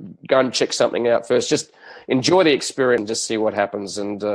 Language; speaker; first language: English; native; English